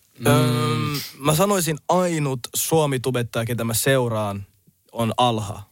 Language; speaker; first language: Finnish; early bilingual, other home language; Somali